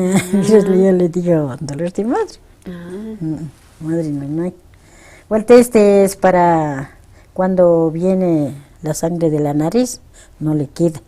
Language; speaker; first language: Spanish; non-native, local second language; Quechua